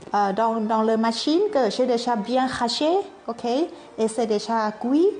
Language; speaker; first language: French; non-native, learner; Thai